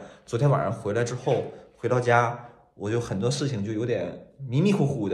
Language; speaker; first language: Chinese; native; Chinese